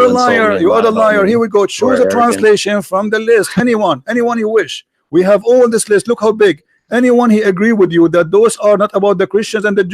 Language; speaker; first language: English; non-native, local second language; Arabic